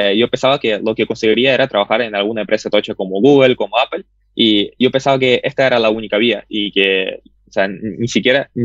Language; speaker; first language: Spanish; early bilingual, other home language; Russian